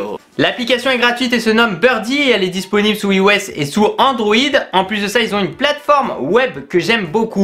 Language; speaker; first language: French; native; French